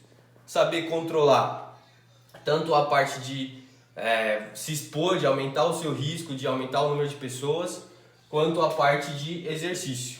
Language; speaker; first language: Portuguese; native; Portuguese